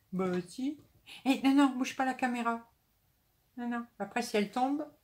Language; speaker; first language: French; native; French